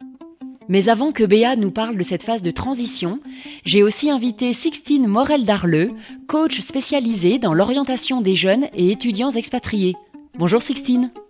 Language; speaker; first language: French; native; French